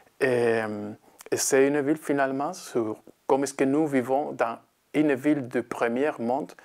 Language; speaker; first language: French; non-native, learner; Spanish